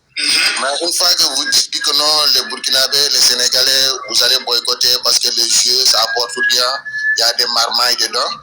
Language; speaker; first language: French; non-native, local second language; Wolof